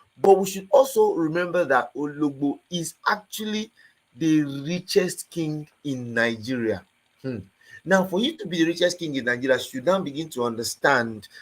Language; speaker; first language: Nigerian Pidgin; native; Nigerian Pidgin